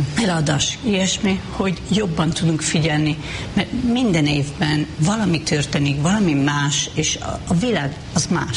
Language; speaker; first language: Hungarian; non-native, fluent; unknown